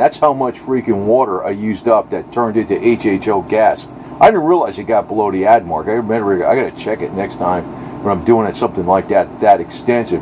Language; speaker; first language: English; native; English